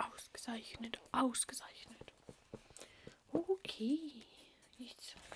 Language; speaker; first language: German; non-native, learner; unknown